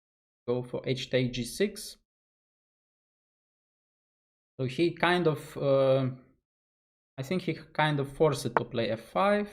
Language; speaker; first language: English; non-native, fluent; Russian